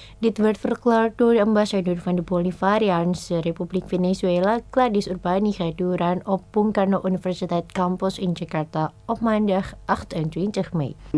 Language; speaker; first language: Dutch; non-native, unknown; Indonesian